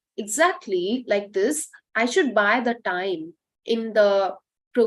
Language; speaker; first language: English; non-native, local second language; Hindi